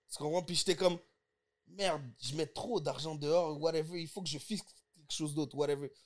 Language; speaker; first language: French; early bilingual, other home language; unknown